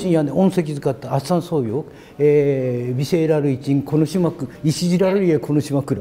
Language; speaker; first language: Turkish; non-native, learner; Japanese